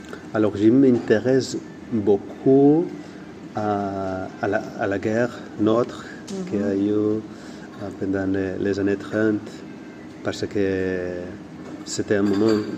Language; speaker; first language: French; non-native, fluent; Catalan